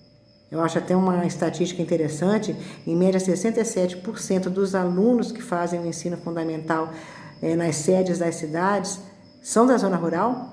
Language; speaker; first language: Portuguese; native; Portuguese